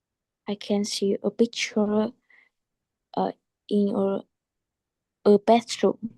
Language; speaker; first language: English; non-native, learner; Chinese